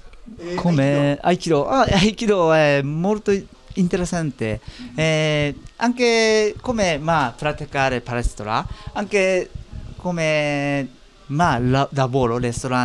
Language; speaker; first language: Italian; non-native, learner; Japanese